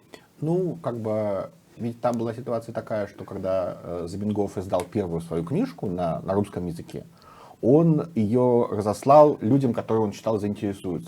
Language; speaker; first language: Russian; native; Russian